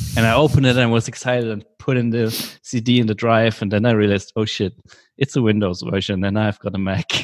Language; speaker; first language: English; non-native, fluent; German